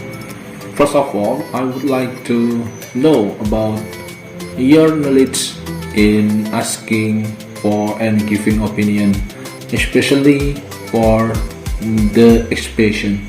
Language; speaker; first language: English; non-native, fluent; Indonesian